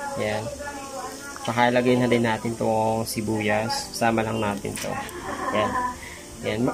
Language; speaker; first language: Filipino; non-native, local second language; Cebuano